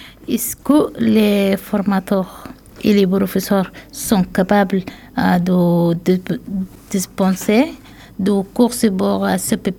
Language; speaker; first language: French; non-native, learner; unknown